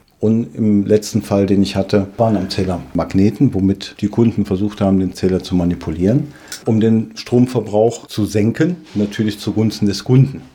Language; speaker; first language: German; native; German